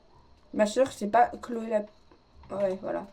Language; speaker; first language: French; native; French